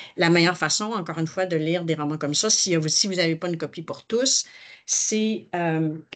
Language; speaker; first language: French; native; French